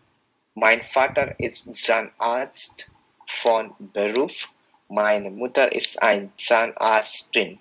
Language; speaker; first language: German; non-native, learner; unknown